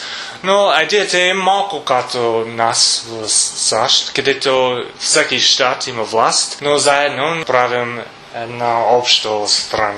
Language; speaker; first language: Bulgarian; non-native, learner; English